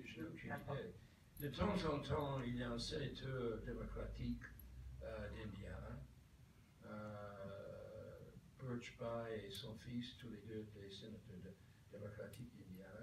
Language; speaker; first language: French; non-native, fluent; English